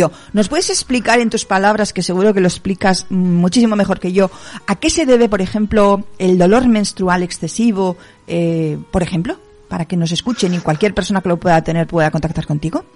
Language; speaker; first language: Spanish; native; Spanish